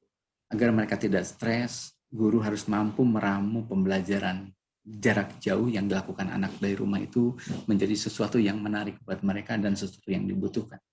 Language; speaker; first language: Indonesian; native; Indonesian